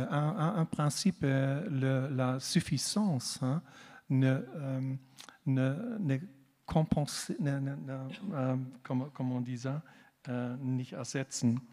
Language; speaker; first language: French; non-native, learner; German